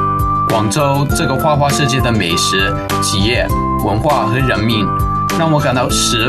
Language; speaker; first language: Chinese; non-native, fluent; English